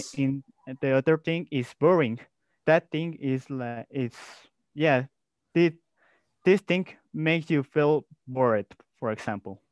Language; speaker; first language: English; non-native, learner; Spanish